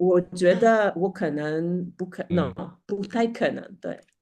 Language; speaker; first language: Chinese; non-native, fluent; French